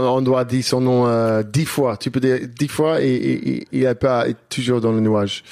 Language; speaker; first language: French; non-native, fluent; English